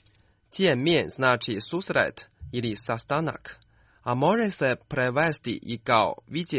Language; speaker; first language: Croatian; non-native, fluent; Chinese